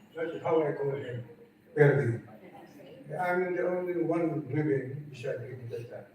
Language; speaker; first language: English; non-native, local second language; Filipino